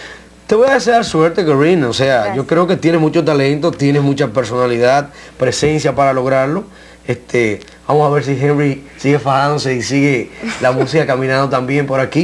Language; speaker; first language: Spanish; native; Spanish